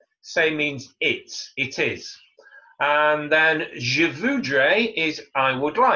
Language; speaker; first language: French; non-native, fluent; English